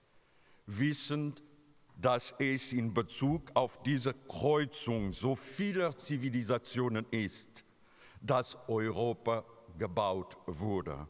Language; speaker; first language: German; non-native, fluent; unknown